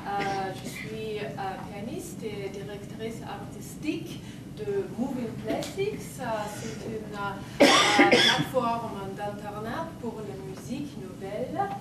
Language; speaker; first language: French; non-native, fluent; Russian